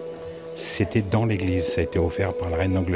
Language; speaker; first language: French; native; French